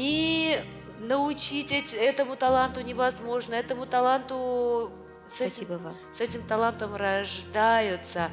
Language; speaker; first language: Russian; non-native, local second language; Uzbek